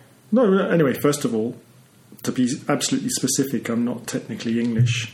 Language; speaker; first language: English; native; English